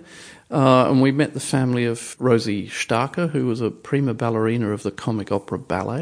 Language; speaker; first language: English; native; English